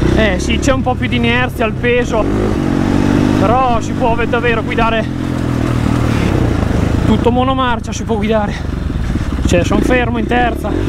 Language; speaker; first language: Italian; native; Italian